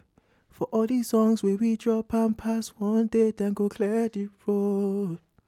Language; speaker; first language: English; non-native, local second language; Yoruba